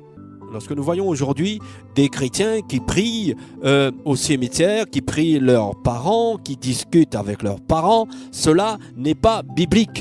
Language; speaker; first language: French; native; French